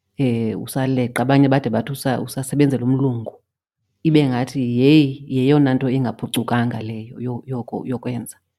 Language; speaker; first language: Xhosa; native; Xhosa